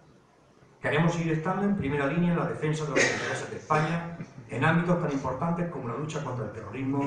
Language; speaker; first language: Spanish; native; Spanish